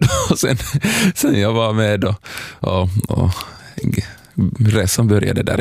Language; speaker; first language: Swedish; non-native, local second language; Somali